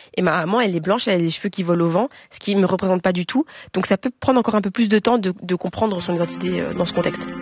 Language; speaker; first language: French; native; French